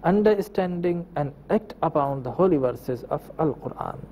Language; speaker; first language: English; non-native, local second language; Urdu